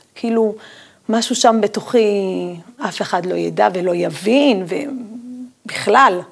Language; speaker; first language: Hebrew; native; Hebrew